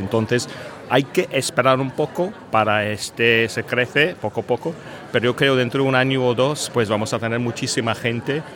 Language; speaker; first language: Spanish; non-native, fluent; English